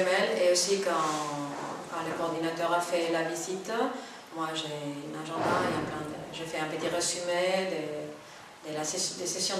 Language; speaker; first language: French; non-native, fluent; Spanish